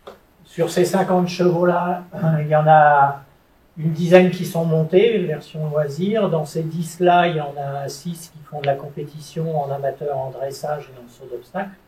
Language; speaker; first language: French; native; French